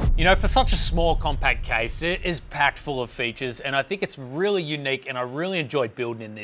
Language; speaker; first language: English; native; English